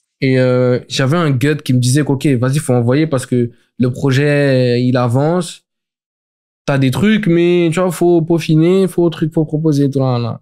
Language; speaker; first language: French; native; French